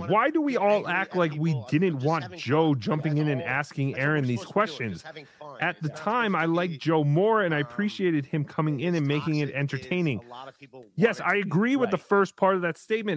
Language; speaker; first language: English; native; English